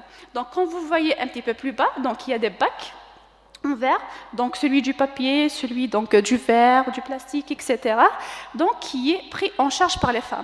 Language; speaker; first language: French; non-native, local second language; Kabyle